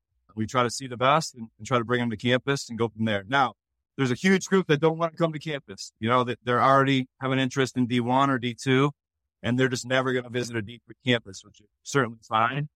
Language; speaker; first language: English; native; English